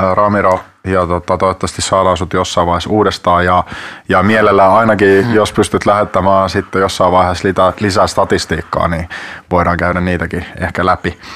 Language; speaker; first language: Finnish; native; Finnish